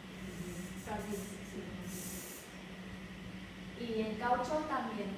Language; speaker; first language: Spanish; non-native, learner; Vietnamese